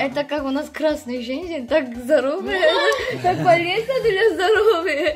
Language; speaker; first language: Russian; non-native, learner; Korean